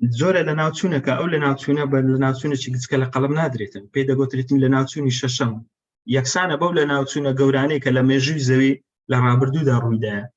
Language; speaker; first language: Central Kurdish; non-native, local second language; Kurdish